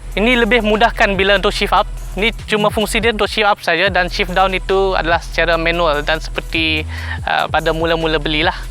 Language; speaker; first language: Malay; non-native, local second language; Iban